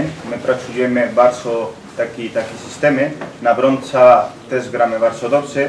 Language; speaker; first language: Polish; non-native, learner; Spanish